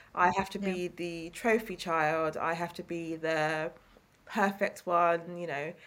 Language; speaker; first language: English; native; English